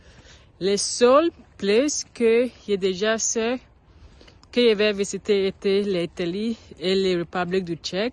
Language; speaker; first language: French; non-native, learner; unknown